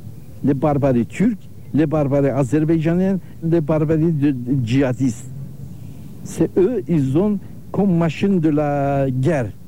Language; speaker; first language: French; non-native, learner; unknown